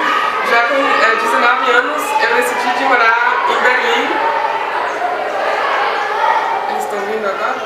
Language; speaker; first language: Portuguese; non-native, fluent; Swiss German